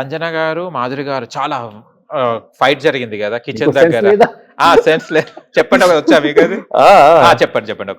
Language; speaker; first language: Telugu; native; Telugu